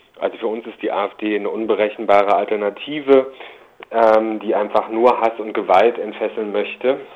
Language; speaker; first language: German; native; German